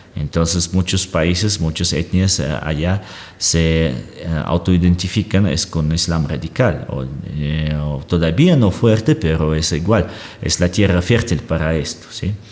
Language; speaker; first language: Spanish; non-native, fluent; Russian